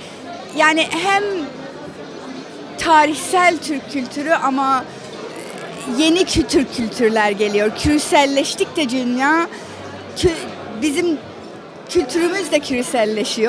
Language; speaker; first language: Turkish; early bilingual, heritage; Turkish